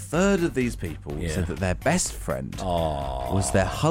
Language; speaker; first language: English; native; English